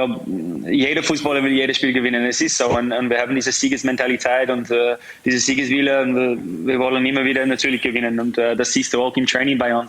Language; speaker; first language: German; non-native, fluent; English